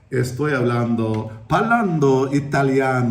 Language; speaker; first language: Spanish; non-native, learner; English